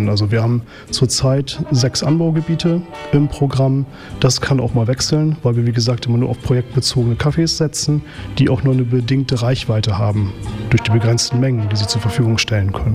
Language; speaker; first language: German; native; German